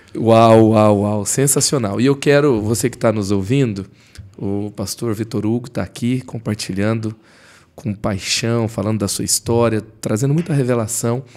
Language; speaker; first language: Portuguese; native; Portuguese